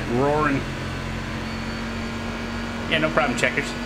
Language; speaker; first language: English; native; English